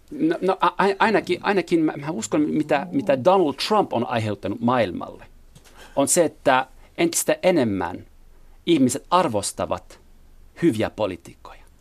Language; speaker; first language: Finnish; non-native, fluent; French